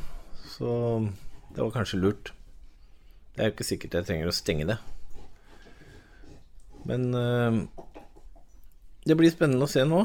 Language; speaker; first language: Norwegian; native; Norwegian